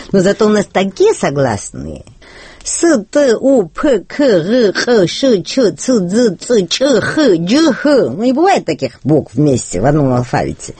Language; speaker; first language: Russian; non-native, local second language; Georgian